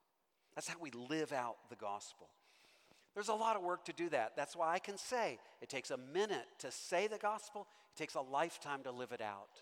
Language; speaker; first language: English; native; English